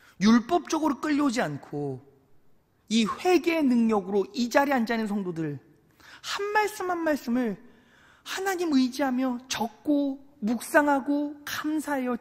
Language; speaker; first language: Korean; native; Korean